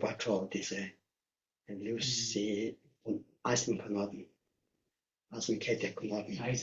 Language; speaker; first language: German; non-native, learner; Tibetan